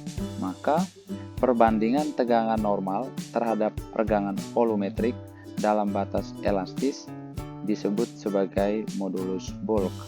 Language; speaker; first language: Indonesian; native; Indonesian